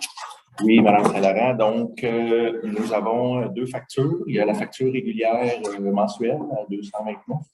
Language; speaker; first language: French; native; French